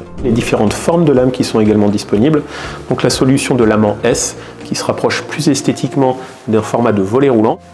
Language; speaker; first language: French; native; French